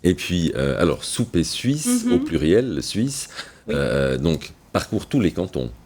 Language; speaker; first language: French; native; French